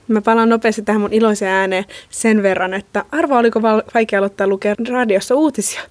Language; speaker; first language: Finnish; native; Finnish